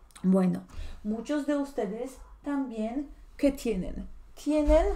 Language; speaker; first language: Spanish; non-native, fluent; Polish